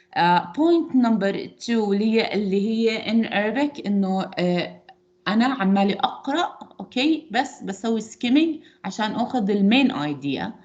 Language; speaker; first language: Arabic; native; Arabic